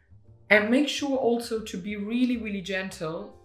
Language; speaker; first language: English; non-native, fluent; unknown